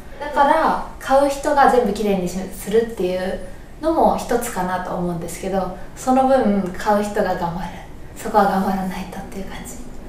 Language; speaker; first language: Japanese; native; Japanese